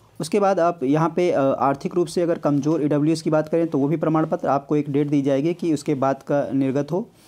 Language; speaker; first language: Hindi; native; Hindi